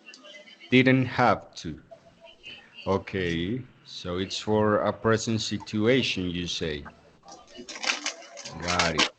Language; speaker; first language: English; non-native, fluent; Spanish